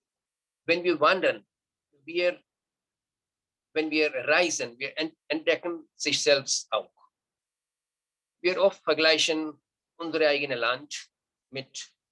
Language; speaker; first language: German; non-native, learner; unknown